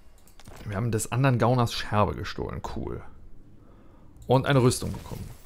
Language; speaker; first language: German; native; German